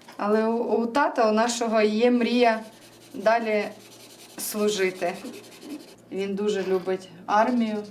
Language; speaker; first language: Ukrainian; non-native, local second language; Russian